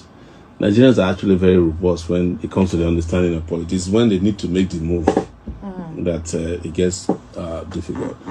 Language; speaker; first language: English; non-native, local second language; Yoruba